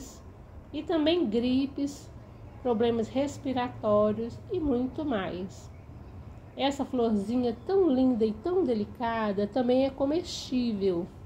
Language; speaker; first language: Portuguese; native; Portuguese